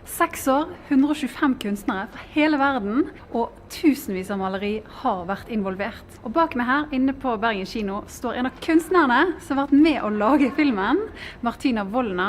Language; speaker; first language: Norwegian; native; Norwegian